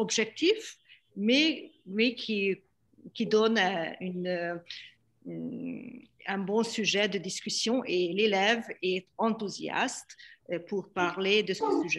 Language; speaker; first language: French; non-native, fluent; Hungarian